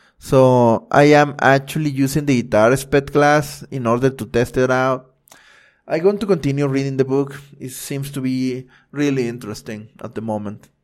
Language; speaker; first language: English; non-native, fluent; Spanish